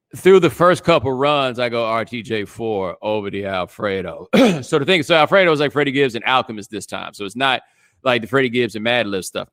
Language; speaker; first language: English; native; English